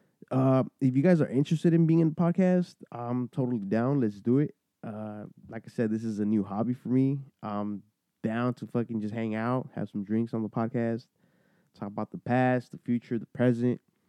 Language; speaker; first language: English; early bilingual, other home language; Spanish